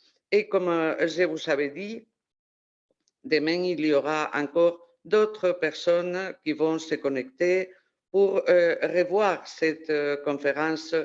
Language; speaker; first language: French; non-native, fluent; Spanish